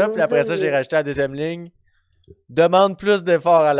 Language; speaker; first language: French; native; French